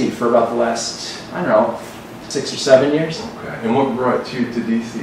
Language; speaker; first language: English; native; English